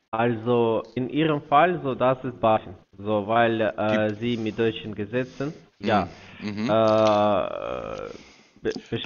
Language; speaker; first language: German; non-native, fluent; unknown